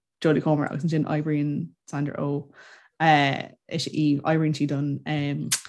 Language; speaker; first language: Irish; non-native, local second language; English